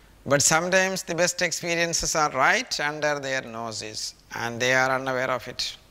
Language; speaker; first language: English; non-native, local second language; Malayalam